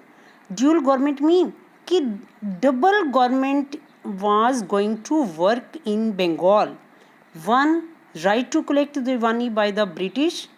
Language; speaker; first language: English; non-native, local second language; Hindi